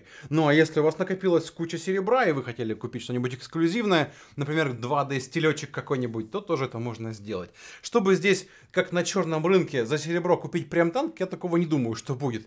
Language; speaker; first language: Russian; native; Russian